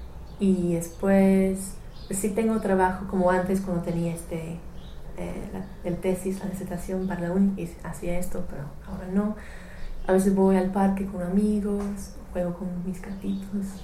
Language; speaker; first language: Spanish; non-native, fluent; English